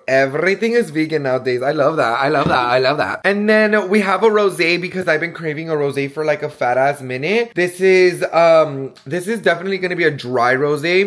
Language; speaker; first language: English; early bilingual, other home language; Spanish